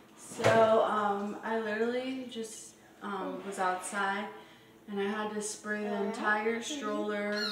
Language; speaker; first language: English; early bilingual, other home language; Spanish